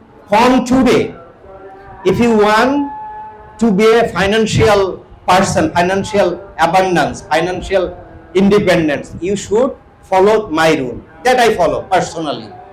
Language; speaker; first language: English; non-native, local second language; Bangla